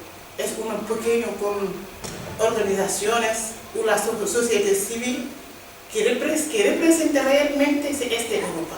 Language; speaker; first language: Spanish; non-native, learner; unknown